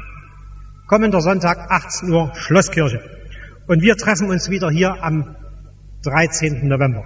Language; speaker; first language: German; native; German